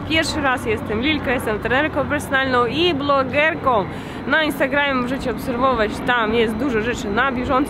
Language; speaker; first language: Polish; non-native, fluent; Russian